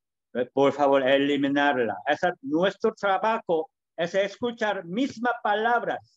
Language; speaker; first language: Spanish; non-native, learner; Korean